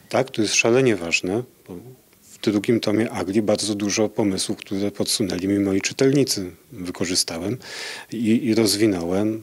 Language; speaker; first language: Polish; native; Polish